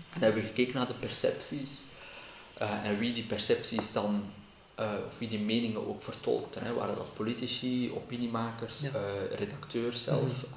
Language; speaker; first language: Dutch; native; Dutch